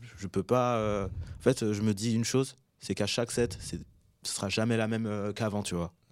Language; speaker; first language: French; early bilingual, other home language; Arabic